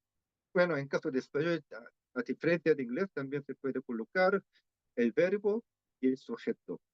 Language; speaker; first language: Spanish; non-native, fluent; Korean